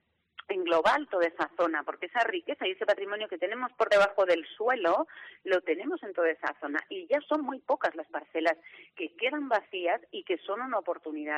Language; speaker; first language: Spanish; native; Spanish